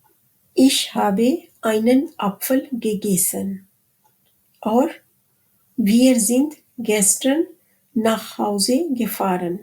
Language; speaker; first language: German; non-native, fluent; Urdu